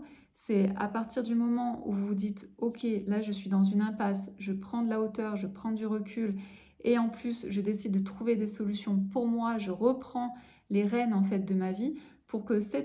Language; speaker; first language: French; native; French